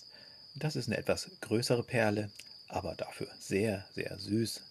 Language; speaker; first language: German; native; German